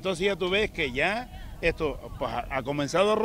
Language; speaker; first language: Spanish; native; Spanish